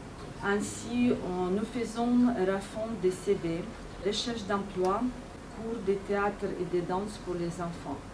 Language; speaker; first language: French; non-native, fluent; Ukrainian